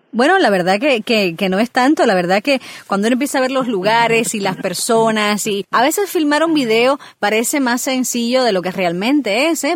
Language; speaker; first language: Spanish; native; Spanish